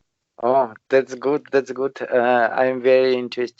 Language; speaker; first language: English; non-native, learner; Russian